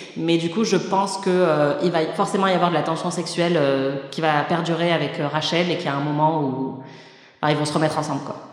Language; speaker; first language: French; native; French